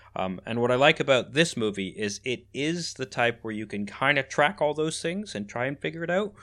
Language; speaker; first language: English; native; English